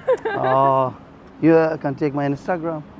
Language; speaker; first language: English; non-native, learner; Persian